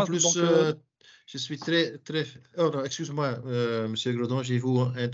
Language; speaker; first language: French; non-native, local second language; Dutch